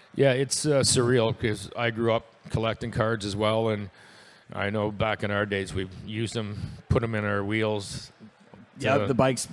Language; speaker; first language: English; native; English